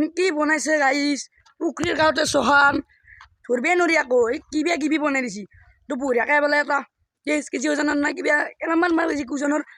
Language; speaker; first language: Assamese; non-native, local second language; Bangla